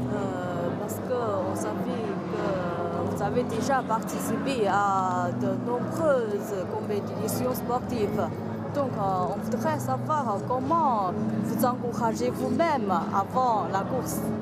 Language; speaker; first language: French; non-native, fluent; Chinese